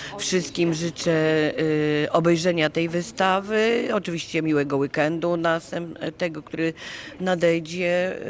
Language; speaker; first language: Polish; native; Polish